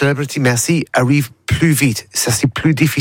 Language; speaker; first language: French; non-native, learner; English